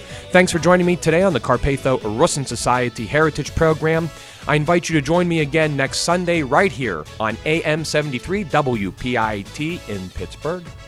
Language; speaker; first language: English; native; English